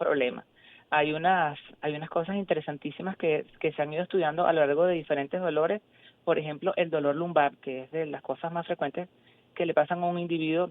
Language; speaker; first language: Spanish; native; Spanish